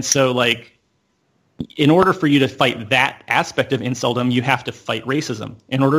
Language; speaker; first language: English; native; English